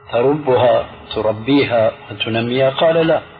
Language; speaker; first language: Arabic; early bilingual, other home language; Albanian